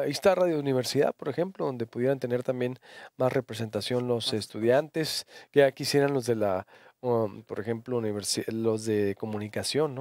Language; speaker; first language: Spanish; native; Spanish